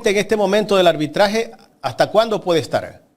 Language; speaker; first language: Spanish; native; Spanish